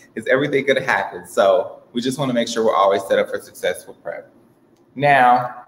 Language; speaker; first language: English; native; English